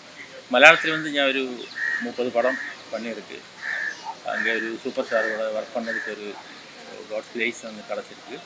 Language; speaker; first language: Tamil; non-native, learner; Malayalam